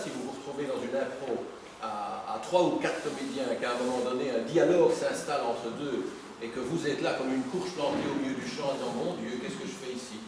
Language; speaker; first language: French; native; French